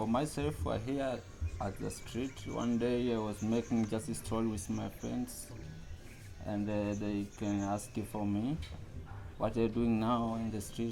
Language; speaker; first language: English; non-native, local second language; Swahili